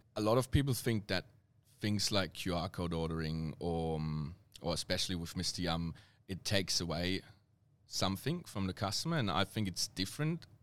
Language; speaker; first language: English; non-native, fluent; German